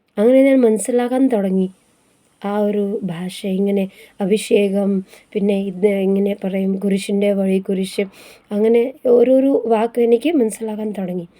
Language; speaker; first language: Malayalam; non-native, fluent; Konkani